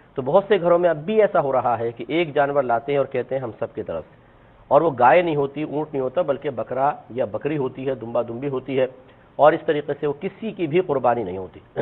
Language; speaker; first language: Urdu; native; Urdu